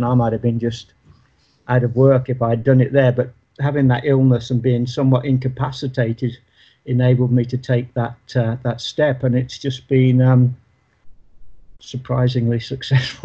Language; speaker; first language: English; native; English